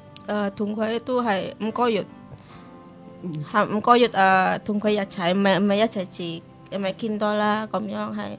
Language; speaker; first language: Chinese; non-native, learner; Indonesian